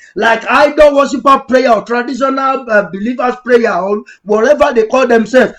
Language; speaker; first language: English; non-native, local second language; Yoruba